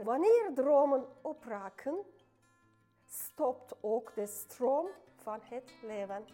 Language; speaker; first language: Dutch; non-native, fluent; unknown